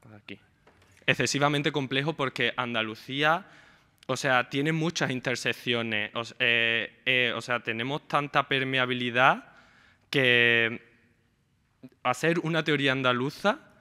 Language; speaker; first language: Spanish; native; Spanish